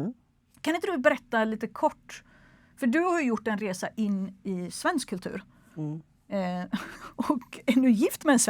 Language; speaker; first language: Swedish; native; Swedish